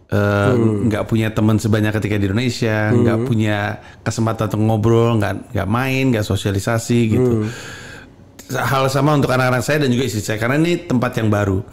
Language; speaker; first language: Indonesian; native; Indonesian